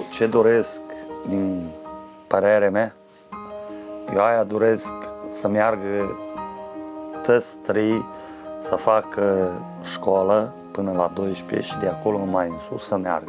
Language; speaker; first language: Romanian; non-native, local second language; Hungarian